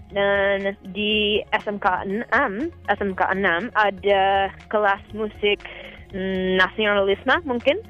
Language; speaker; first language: Indonesian; non-native, fluent; English